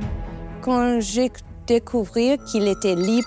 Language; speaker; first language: French; non-native, learner; English